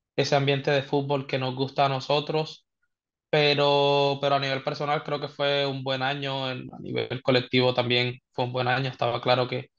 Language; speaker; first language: Spanish; native; Spanish